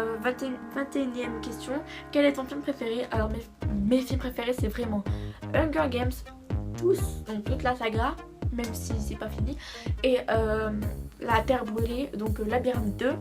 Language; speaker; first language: French; native; French